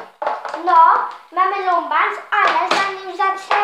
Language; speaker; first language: Polish; early bilingual, heritage; Polish